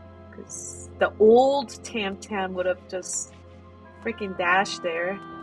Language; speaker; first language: English; non-native, fluent; Korean